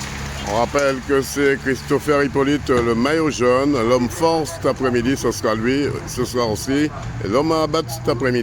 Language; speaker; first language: French; native; French